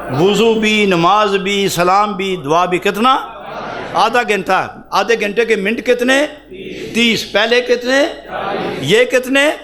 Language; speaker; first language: Urdu; non-native, local second language; Punjabi